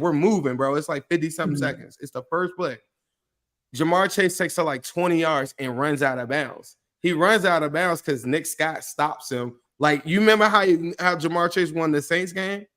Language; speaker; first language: English; native; English